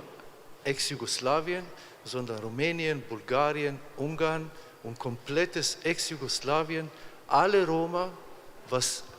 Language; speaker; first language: German; non-native, fluent; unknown